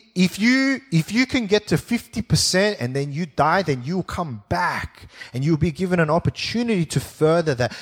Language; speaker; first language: English; native; English